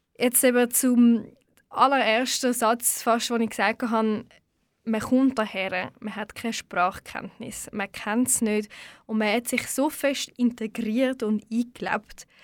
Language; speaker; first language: German; early bilingual, other home language; Swiss German